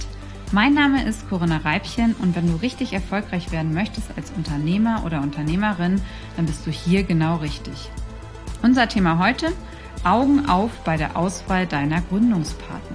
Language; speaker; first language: German; native; German